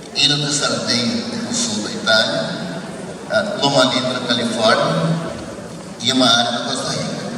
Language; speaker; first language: Portuguese; early bilingual, other home language; Japanese